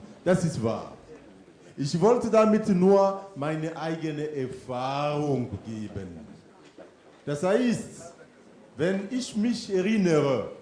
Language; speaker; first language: German; non-native, fluent; French